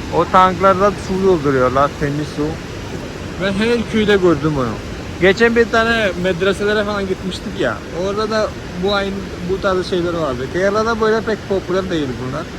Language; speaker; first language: Turkish; non-native, fluent; Malayalam